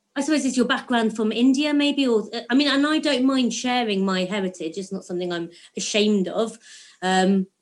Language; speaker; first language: English; native; English